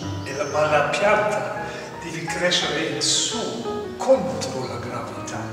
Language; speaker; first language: Italian; non-native, fluent; German